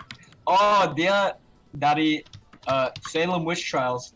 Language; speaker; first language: Indonesian; early bilingual, heritage; Indonesian